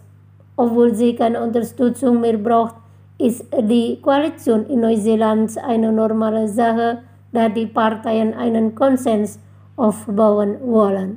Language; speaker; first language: German; non-native, fluent; Indonesian